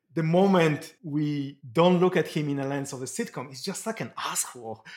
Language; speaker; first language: English; non-native, fluent; Polish